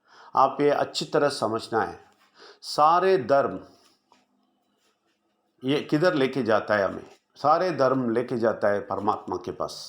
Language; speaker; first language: Hindi; non-native, local second language; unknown